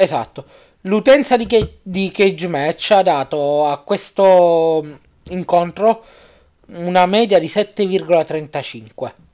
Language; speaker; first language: Italian; native; Italian